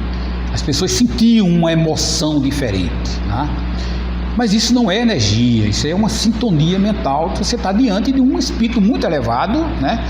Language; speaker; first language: Portuguese; native; Portuguese